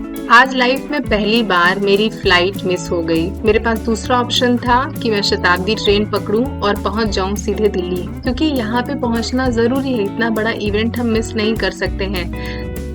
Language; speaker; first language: Hindi; native; Hindi